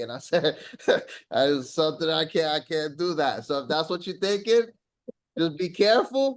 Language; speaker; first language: English; native; English